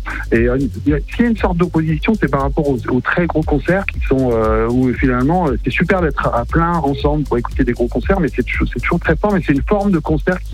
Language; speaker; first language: French; native; French